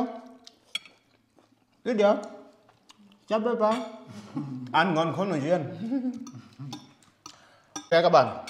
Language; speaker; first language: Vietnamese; non-native, learner; Portuguese